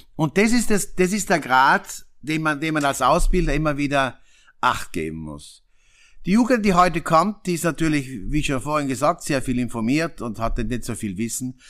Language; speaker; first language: German; native; German